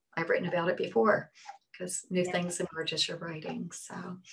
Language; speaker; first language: English; native; English